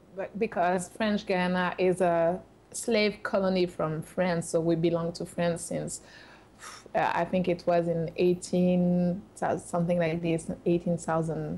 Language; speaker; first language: English; non-native, fluent; French